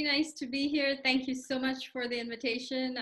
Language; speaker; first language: English; non-native, local second language; Telugu